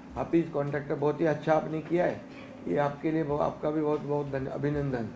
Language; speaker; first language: Hindi; non-native, local second language; Marathi